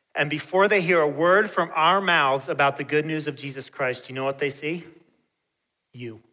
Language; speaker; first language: English; native; English